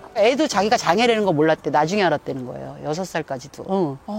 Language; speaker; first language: Korean; native; Korean